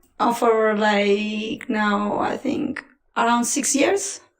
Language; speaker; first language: English; non-native, fluent; Italian